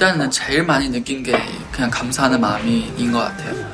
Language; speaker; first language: Korean; non-native, fluent; Chinese